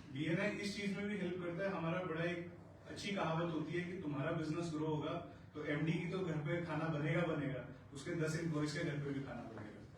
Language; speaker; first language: Hindi; native; Hindi